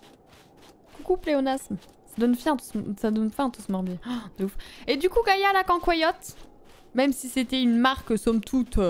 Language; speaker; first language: French; native; French